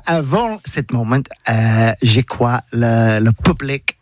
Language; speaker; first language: French; non-native, learner; English